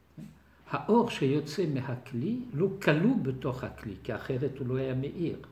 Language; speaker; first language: Hebrew; non-native, fluent; French